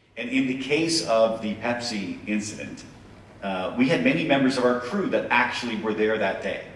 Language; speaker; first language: English; native; English